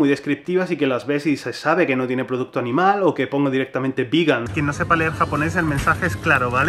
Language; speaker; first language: Spanish; native; Spanish